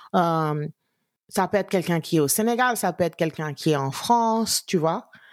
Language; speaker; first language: French; non-native, local second language; Wolof